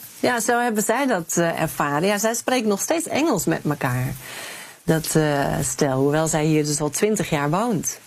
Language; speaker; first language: Dutch; native; Dutch